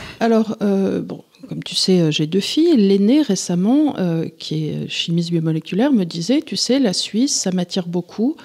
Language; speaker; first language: French; native; French